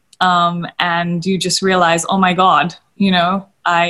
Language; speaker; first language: English; native; English